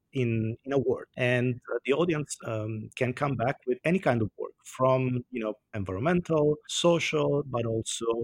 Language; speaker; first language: English; non-native, fluent; Italian